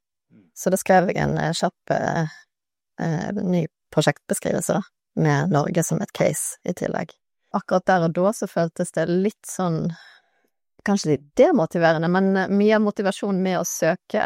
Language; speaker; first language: Norwegian; native; Norwegian